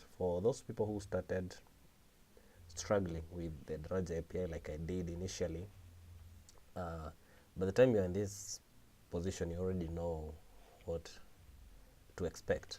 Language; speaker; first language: English; non-native, local second language; Swahili